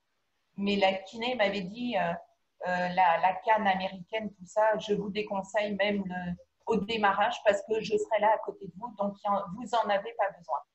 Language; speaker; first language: French; native; French